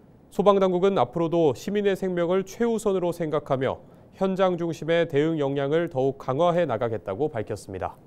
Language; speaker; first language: Korean; native; Korean